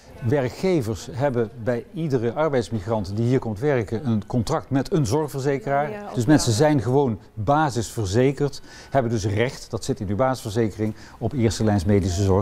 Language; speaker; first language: Dutch; native; Dutch